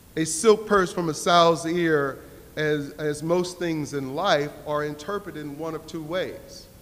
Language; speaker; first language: English; native; English